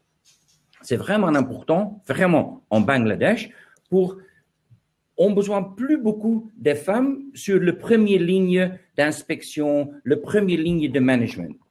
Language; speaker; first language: French; non-native, learner; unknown